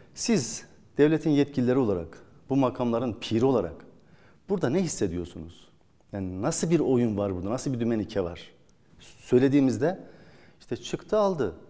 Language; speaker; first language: Turkish; native; Turkish